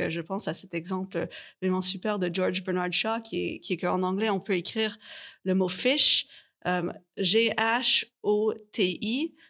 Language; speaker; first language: French; native; French